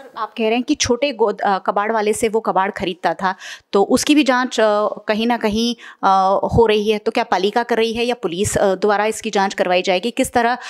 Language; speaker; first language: Hindi; non-native, local second language; Gujarati